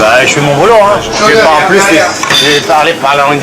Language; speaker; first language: French; native; French